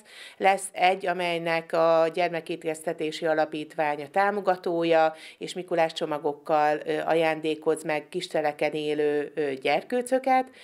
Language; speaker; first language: Hungarian; native; Hungarian